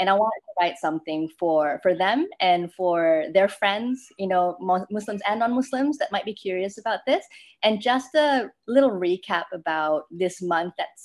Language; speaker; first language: English; non-native, local second language; Malay